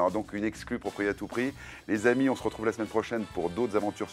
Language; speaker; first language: French; native; French